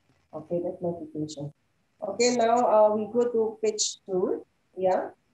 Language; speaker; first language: English; non-native, fluent; Indonesian